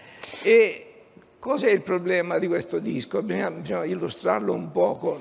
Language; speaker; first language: Italian; native; Italian